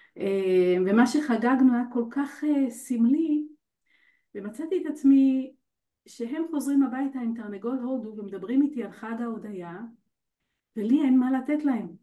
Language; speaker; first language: Hebrew; native; Hebrew